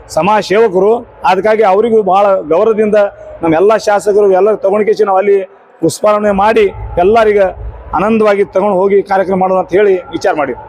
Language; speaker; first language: Kannada; non-native, local second language; Lambadi